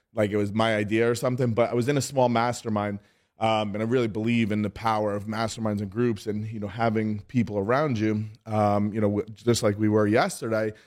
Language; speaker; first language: English; native; English